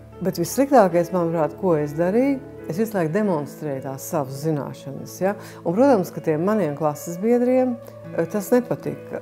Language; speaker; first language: Latvian; native; Latvian